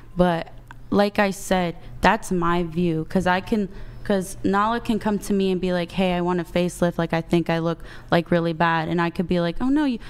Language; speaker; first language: English; early bilingual, other home language; Portuguese